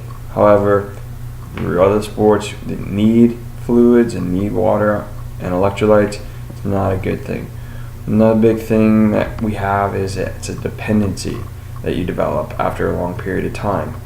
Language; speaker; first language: English; native; English